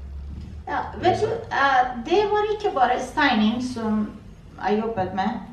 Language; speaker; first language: Norwegian; non-native, fluent; Persian